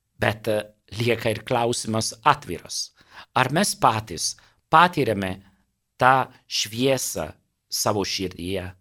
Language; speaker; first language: Lithuanian; non-native, fluent; Italian